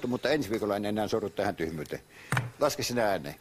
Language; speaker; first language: Finnish; native; Finnish